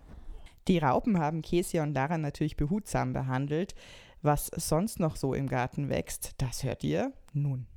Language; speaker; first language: German; native; German